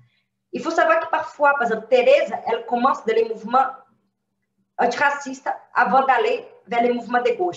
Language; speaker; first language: French; non-native, fluent; Portuguese